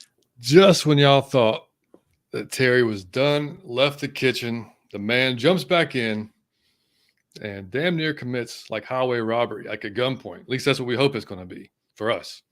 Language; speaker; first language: English; native; English